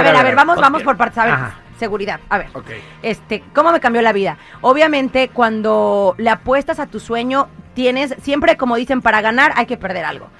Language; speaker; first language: Spanish; native; Spanish